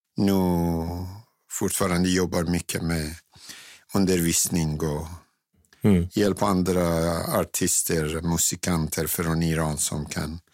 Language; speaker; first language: Swedish; non-native, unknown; Persian